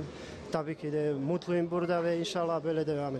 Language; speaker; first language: Turkish; non-native, learner; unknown